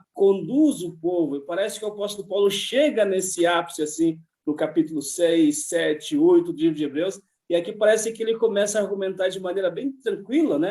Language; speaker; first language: Portuguese; native; Portuguese